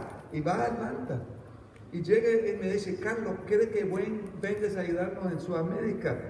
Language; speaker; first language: Spanish; non-native, fluent; English